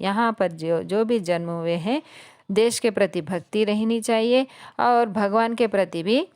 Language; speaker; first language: Hindi; non-native, local second language; Telugu